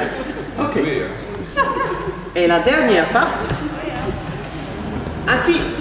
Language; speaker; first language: French; non-native, learner; English